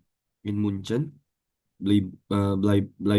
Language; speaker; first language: German; non-native, learner; Indonesian